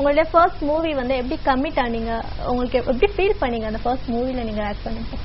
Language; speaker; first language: Tamil; native; Tamil